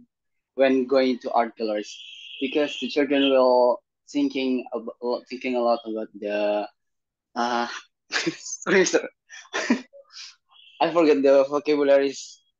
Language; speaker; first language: English; non-native, learner; Indonesian